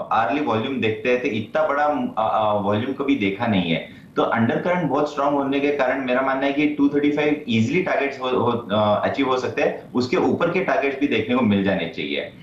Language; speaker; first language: Hindi; non-native, local second language; Marathi